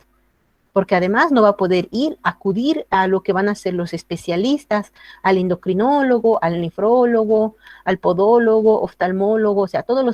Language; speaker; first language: Spanish; native; Spanish